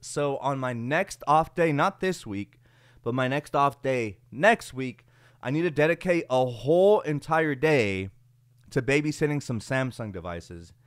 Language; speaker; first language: English; early bilingual, other home language; Spanish